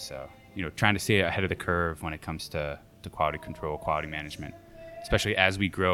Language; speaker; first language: English; native; English